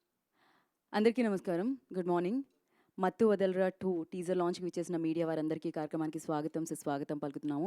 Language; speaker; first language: Telugu; native; Telugu